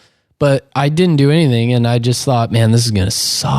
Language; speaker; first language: English; native; English